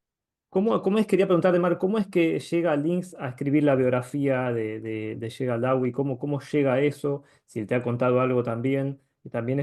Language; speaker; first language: Spanish; native; Spanish